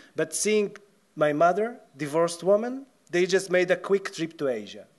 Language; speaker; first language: English; non-native, fluent; Polish